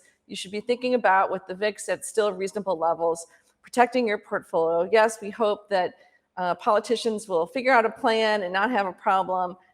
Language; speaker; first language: English; native; English